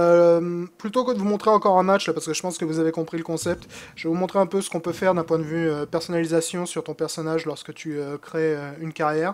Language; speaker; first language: French; native; French